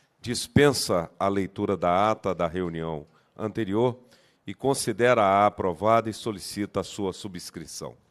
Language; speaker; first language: Portuguese; native; Portuguese